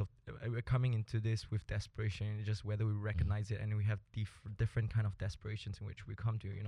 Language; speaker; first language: English; early bilingual, other home language; Spanish